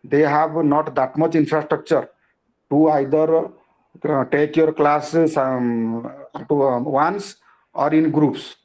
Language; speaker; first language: English; non-native, local second language; Hindi